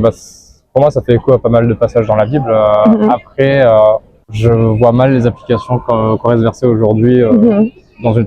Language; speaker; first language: French; native; French